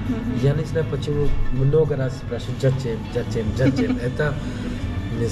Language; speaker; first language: Russian; non-native, learner; Hindi